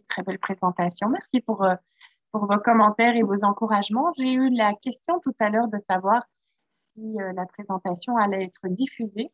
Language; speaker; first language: French; native; French